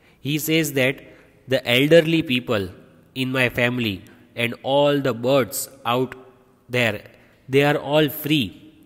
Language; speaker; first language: English; non-native, local second language; Gujarati